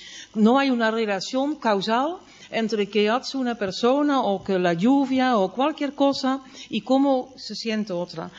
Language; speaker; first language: Spanish; non-native, fluent; Dutch